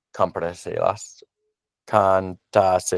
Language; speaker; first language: Spanish; non-native, learner; English